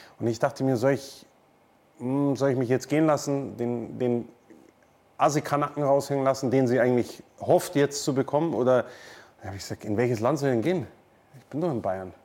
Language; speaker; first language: German; native; German